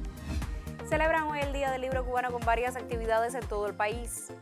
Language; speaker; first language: Spanish; native; Spanish